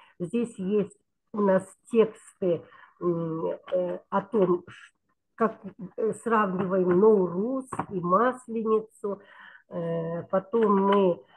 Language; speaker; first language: Russian; non-native, local second language; Kyrgyz